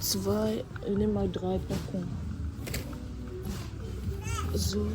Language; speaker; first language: German; non-native, learner; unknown